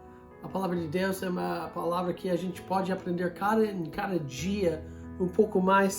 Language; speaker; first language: Portuguese; non-native, fluent; English